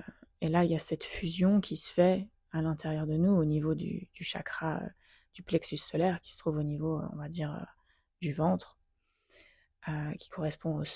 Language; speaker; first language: French; native; French